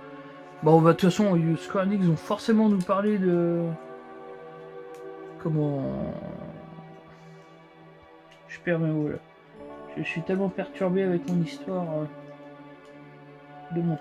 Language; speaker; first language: French; native; French